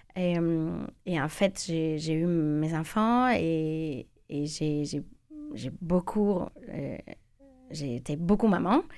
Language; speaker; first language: French; non-native, fluent; Spanish